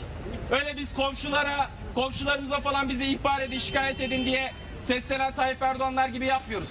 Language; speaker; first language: Turkish; native; Turkish